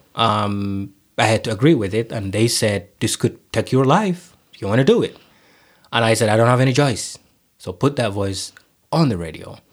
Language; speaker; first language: English; non-native, fluent; Somali